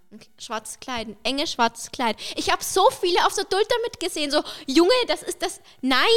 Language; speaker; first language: German; early bilingual, other home language; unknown